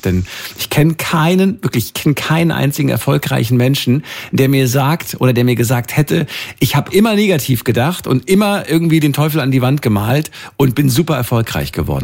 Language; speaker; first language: German; native; German